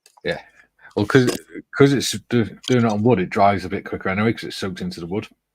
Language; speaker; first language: English; native; English